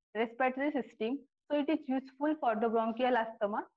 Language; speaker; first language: English; non-native, local second language; Marathi